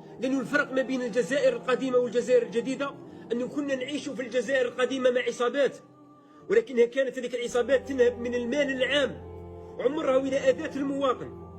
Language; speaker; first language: Arabic; native; Arabic